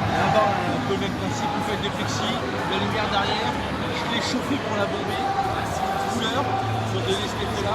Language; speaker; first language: French; native; French